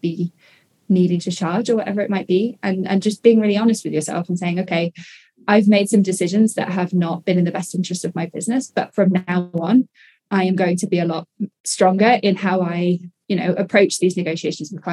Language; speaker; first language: English; native; English